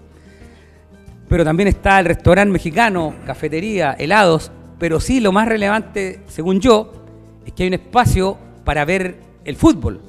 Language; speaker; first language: Spanish; native; Spanish